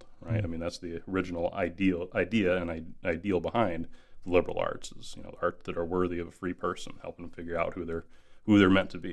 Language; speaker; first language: English; native; English